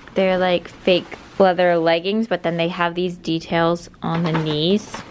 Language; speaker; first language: English; native; English